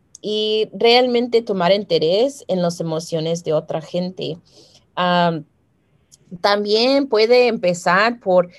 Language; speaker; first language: Spanish; early bilingual, heritage; Spanish